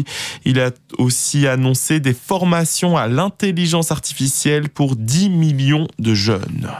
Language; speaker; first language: French; native; French